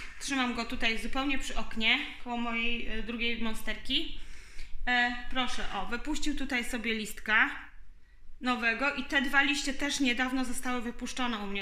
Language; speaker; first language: Polish; native; Polish